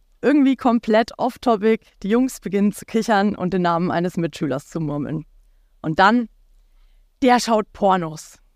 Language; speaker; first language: German; native; German